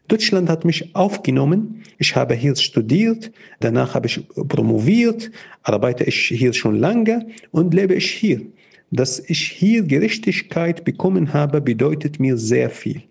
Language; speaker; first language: German; non-native, fluent; Arabic